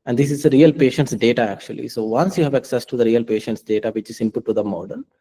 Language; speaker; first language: English; non-native, local second language; Punjabi